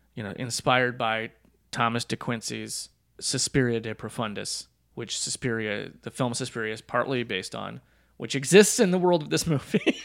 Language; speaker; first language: English; native; English